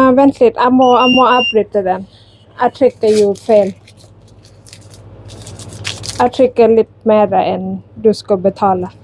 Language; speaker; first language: Norwegian; non-native, learner; Thai